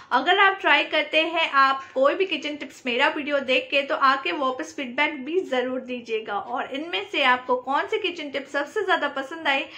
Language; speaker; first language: Hindi; non-native, local second language; Gujarati